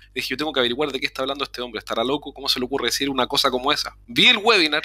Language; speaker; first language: Spanish; native; Spanish